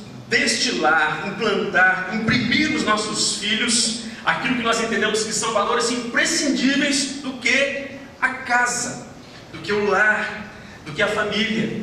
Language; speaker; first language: Portuguese; native; Portuguese